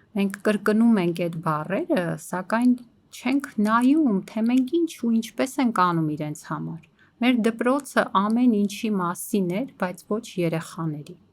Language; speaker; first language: Armenian; native; Armenian